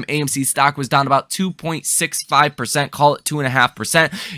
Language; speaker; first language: English; native; English